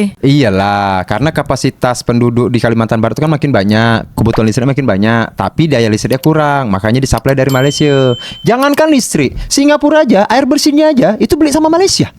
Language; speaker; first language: Indonesian; native; Indonesian